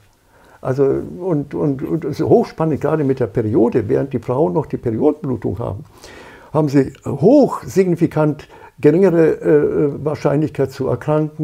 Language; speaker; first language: German; native; German